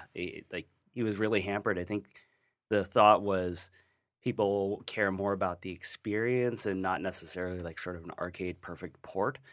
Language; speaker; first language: English; native; English